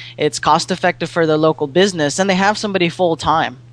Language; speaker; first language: English; non-native, local second language; Filipino